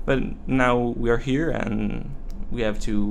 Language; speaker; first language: English; non-native, fluent; Italian